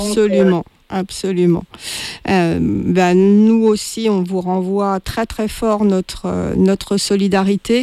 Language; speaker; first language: French; native; French